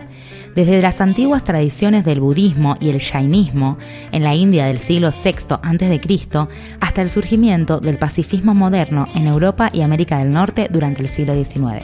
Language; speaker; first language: Spanish; native; Spanish